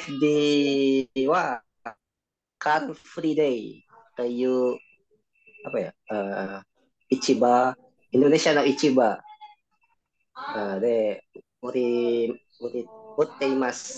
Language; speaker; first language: Japanese; non-native, learner; Indonesian